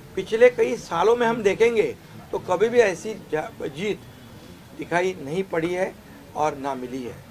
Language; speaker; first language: Hindi; non-native, local second language; Marathi